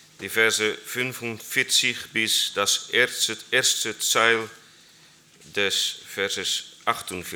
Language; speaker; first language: German; non-native, learner; Dutch